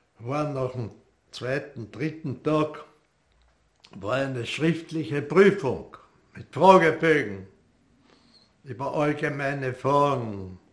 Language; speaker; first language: German; native; German